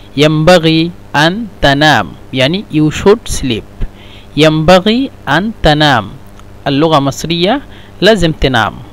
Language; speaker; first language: Egyptian Arabic; non-native, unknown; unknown